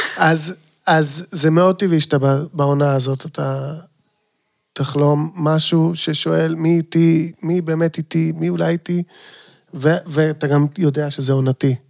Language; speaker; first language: Hebrew; native; Hebrew